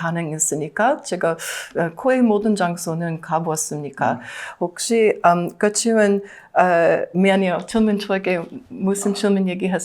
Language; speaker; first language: Korean; non-native, learner; English